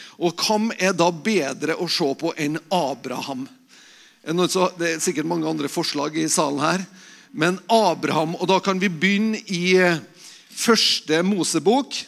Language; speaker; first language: Norwegian; native; Norwegian